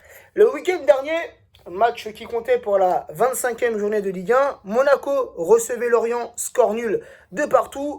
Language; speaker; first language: French; native; French